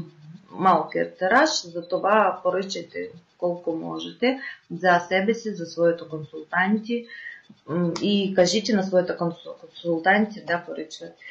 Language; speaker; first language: Bulgarian; non-native, fluent; Russian